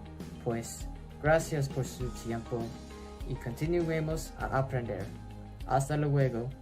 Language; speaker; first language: Spanish; non-native, fluent; English